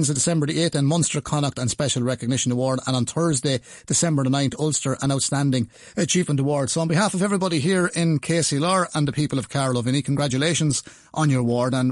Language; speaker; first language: English; native; English